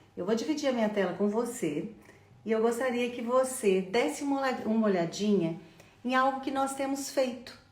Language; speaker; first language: Portuguese; native; Portuguese